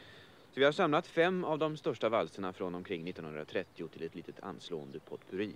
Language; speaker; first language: Swedish; native; Swedish